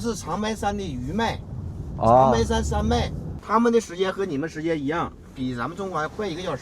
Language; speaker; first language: Chinese; native; Chinese